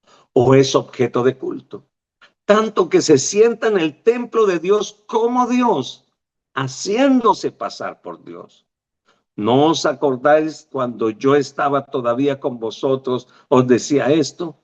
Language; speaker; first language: Spanish; native; Spanish